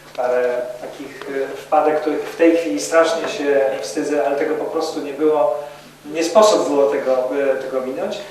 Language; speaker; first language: Polish; native; Polish